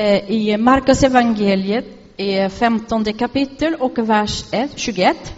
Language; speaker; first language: Swedish; non-native, fluent; Arabic